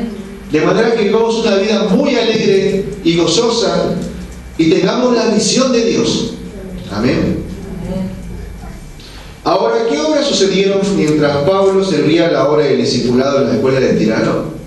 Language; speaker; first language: Spanish; non-native, fluent; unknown